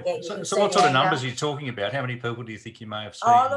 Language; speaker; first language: English; native; English